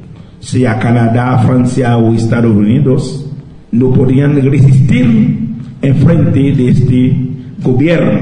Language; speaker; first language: Spanish; non-native, local second language; Haitian Creole